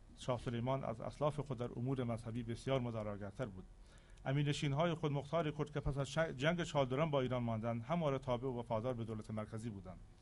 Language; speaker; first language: Persian; non-native, local second language; Central Kurdish